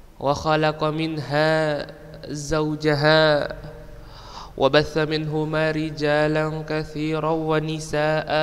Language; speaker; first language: Arabic; non-native, fluent; Indonesian